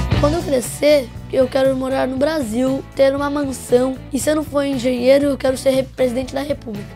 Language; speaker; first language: Portuguese; early bilingual, heritage; Portuguese